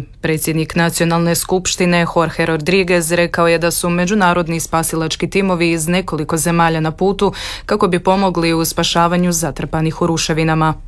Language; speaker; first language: Serbian; native; Serbian